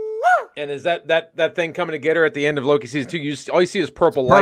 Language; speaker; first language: English; native; English